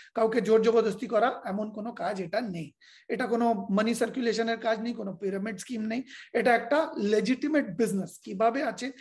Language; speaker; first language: Bangla; non-native, fluent; Hindi